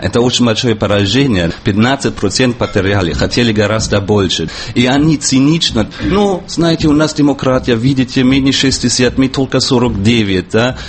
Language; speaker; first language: Russian; non-native, fluent; German